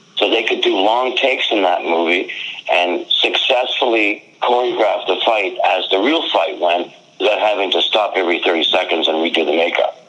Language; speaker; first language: English; native; English